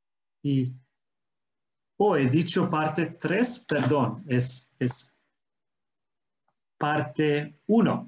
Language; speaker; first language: Spanish; non-native, fluent; English